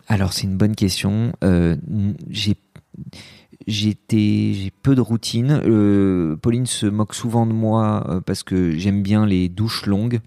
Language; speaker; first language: French; early bilingual, other home language; Arabic